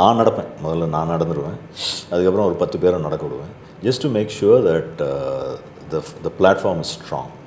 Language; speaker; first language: Tamil; native; Tamil